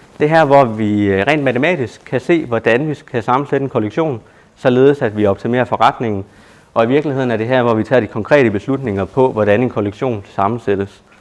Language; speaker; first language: Danish; native; Danish